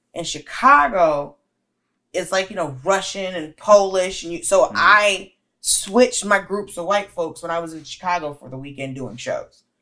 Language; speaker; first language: English; native; English